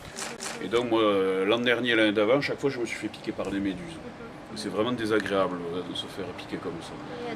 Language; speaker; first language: French; native; French